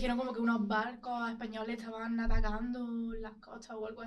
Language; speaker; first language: Spanish; native; Spanish